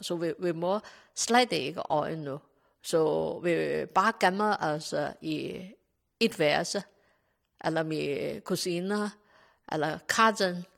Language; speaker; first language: Danish; non-native, learner; Chinese